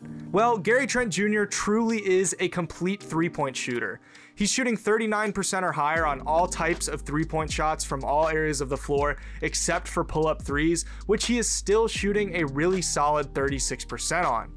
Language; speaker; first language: English; native; English